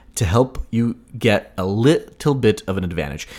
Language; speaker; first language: English; early bilingual, other home language; Russian